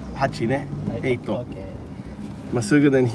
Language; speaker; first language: Japanese; non-native, learner; English